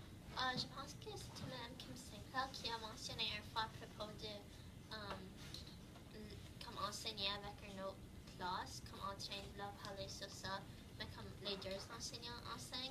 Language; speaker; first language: French; non-native, fluent; English